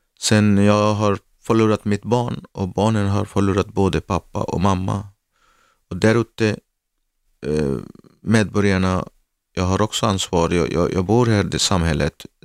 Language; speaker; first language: Swedish; non-native, learner; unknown